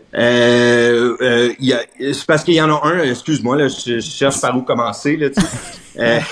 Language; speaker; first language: French; native; French